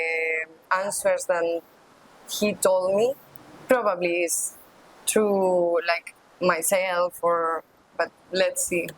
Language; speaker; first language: English; non-native, learner; Spanish